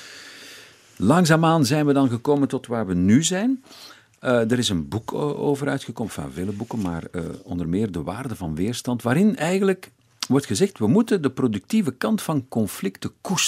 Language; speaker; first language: Dutch; native; Dutch